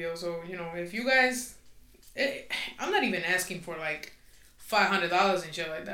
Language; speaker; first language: English; non-native, fluent; Spanish